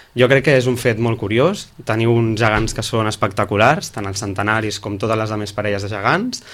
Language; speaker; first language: Catalan; native; Catalan